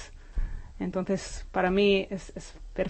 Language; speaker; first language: Spanish; non-native, fluent; Hebrew